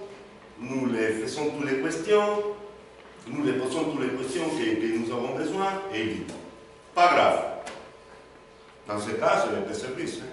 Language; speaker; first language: French; non-native, learner; Spanish